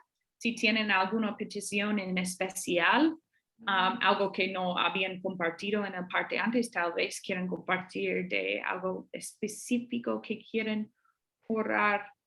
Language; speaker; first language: Spanish; non-native, fluent; English